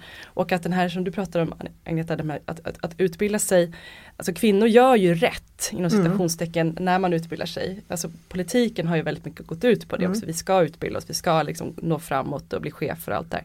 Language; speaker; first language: Swedish; native; Swedish